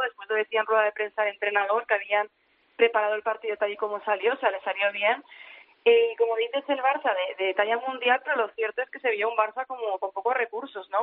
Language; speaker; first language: Spanish; native; Spanish